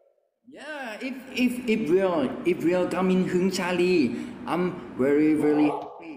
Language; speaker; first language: English; non-native, learner; Thai